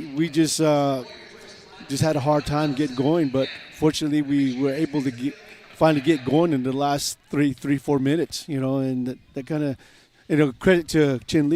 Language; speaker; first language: English; native; English